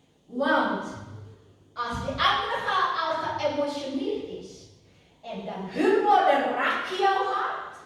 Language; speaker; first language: Dutch; non-native, fluent; Indonesian